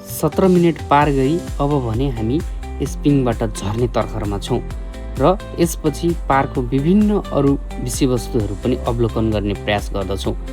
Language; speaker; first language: Nepali; native; Nepali